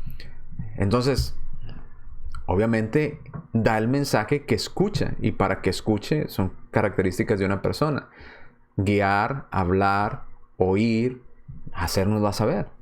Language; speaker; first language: Spanish; native; Spanish